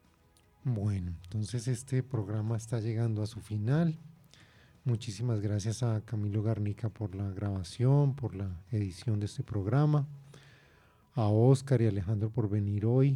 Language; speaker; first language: Spanish; native; Spanish